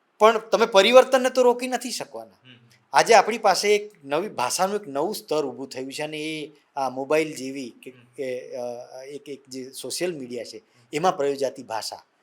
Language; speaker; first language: Gujarati; non-native, local second language; Vasavi